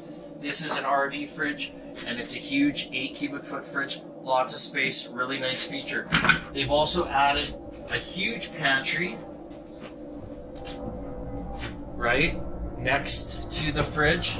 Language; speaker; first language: English; native; English